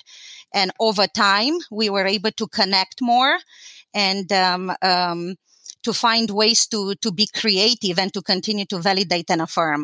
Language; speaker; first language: English; non-native, fluent; Romanian